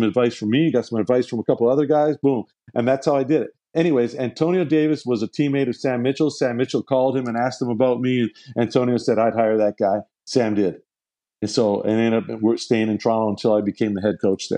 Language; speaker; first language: English; native; English